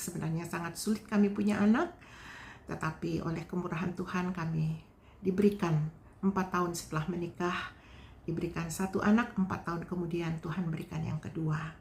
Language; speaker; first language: Indonesian; non-native, local second language; Balinese